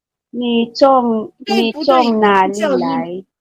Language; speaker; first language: Chinese; non-native, learner; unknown